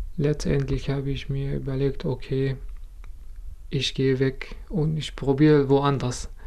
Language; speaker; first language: German; non-native, fluent; Kurdish